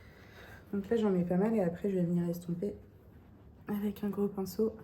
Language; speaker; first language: French; native; French